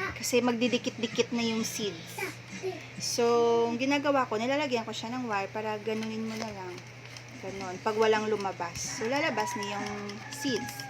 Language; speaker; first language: Filipino; non-native, local second language; Hiligaynon